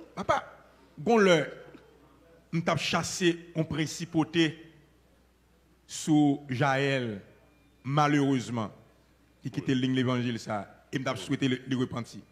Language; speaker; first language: French; non-native, local second language; Haitian Creole